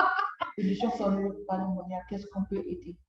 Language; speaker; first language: French; non-native, learner; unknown